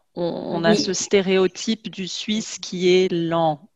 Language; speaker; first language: French; native; French